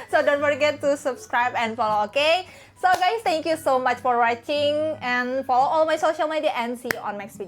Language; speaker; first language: English; non-native, learner; Indonesian